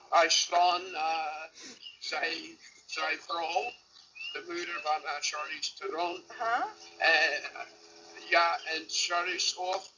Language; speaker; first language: Dutch; non-native, learner; English